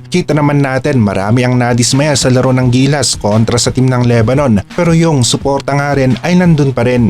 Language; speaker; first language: Filipino; native; Filipino